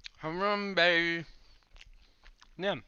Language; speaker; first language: English; native; English